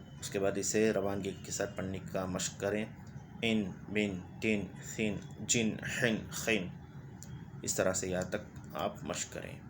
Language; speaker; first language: Urdu; native; Urdu